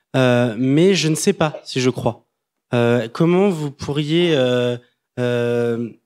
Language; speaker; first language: French; non-native, fluent; English